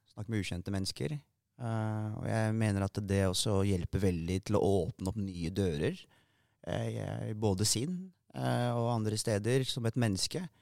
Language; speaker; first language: Norwegian; early bilingual, other home language; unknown